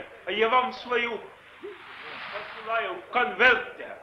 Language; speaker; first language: Russian; non-native, local second language; Estonian